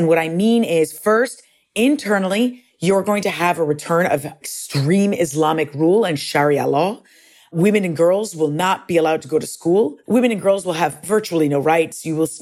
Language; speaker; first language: English; native; English